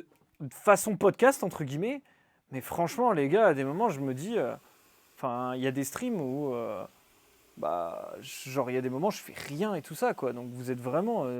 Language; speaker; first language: French; native; French